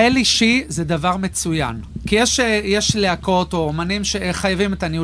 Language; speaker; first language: Hebrew; native; Hebrew